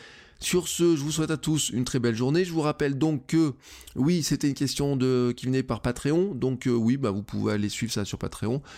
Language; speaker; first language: French; native; French